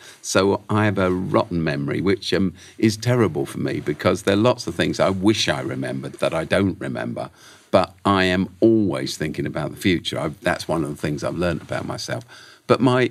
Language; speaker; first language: English; native; English